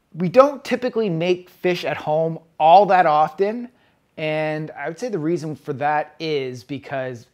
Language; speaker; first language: English; native; English